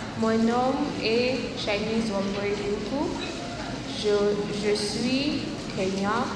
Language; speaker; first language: French; non-native, learner; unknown